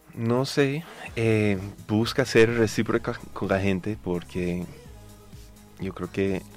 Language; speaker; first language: Spanish; non-native, fluent; English